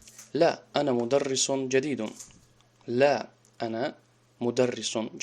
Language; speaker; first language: Arabic; non-native, fluent; Tajik